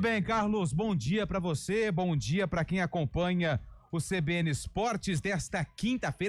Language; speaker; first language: Portuguese; native; Portuguese